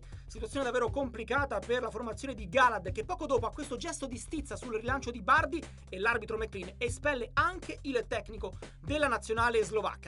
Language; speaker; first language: Italian; native; Italian